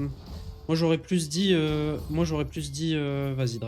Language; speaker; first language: French; native; French